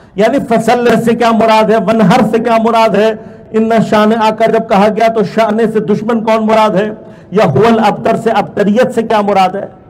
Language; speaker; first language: Urdu; native; Urdu